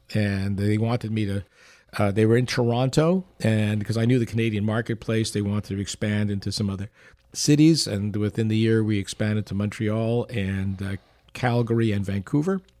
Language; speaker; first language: English; early bilingual, other home language; Yiddish